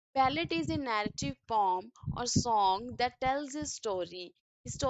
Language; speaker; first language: English; non-native, local second language; Punjabi